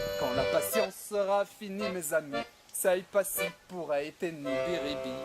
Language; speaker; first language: French; native; French